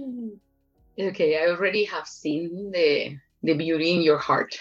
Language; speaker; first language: English; non-native, fluent; Spanish